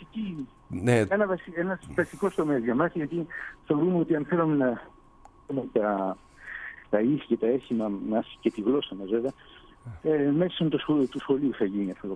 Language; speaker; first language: Greek; early bilingual, heritage; Greek